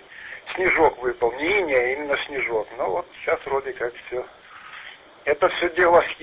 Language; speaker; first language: Russian; native; Russian